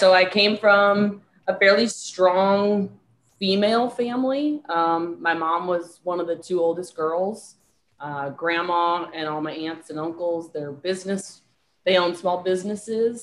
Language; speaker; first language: English; native; English